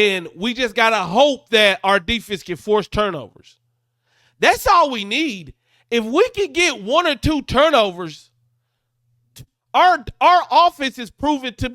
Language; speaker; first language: English; native; English